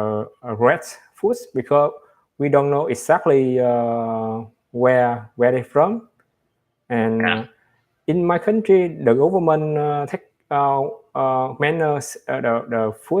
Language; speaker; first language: English; non-native, learner; Vietnamese